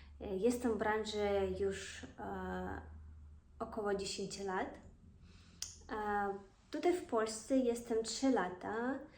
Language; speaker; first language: Polish; non-native, fluent; Ukrainian